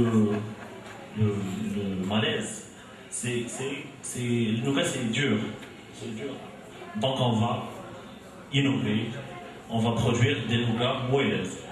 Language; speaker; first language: French; non-native, local second language; Arabic